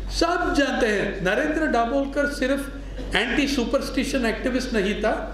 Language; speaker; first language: Hindi; non-native, local second language; Telugu